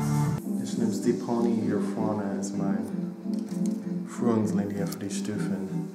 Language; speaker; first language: German; non-native, fluent; English